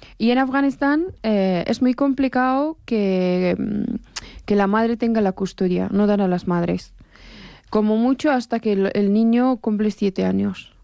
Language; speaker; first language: Spanish; non-native, fluent; Persian